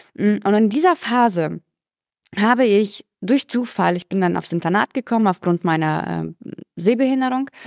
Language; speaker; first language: German; early bilingual, other home language; Russian